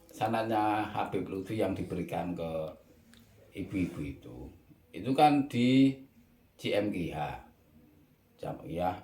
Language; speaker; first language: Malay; non-native, local second language; Javanese